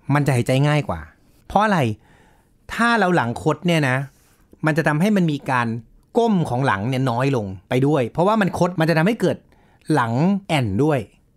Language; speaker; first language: Thai; native; Thai